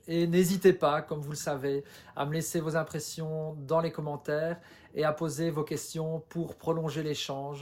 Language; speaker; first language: French; native; French